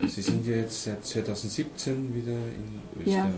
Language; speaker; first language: German; native; German